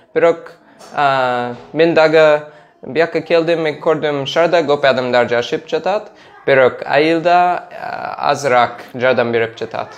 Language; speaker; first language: Kyrgyz; non-native, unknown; English